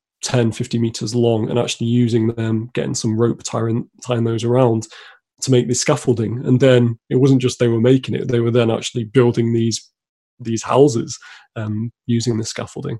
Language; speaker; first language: English; native; English